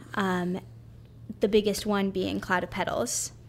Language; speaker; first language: English; native; English